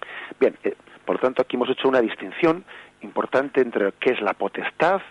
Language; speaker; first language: Spanish; native; Spanish